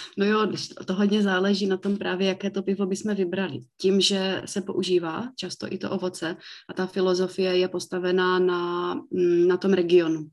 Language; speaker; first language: Czech; native; Czech